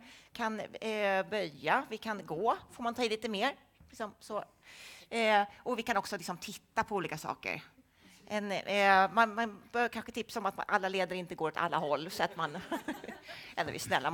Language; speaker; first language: Swedish; native; Swedish